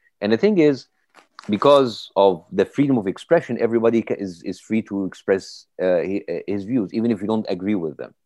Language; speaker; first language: English; non-native, fluent; Arabic